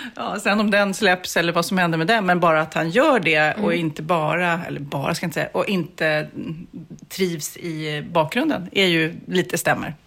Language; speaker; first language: Swedish; native; Swedish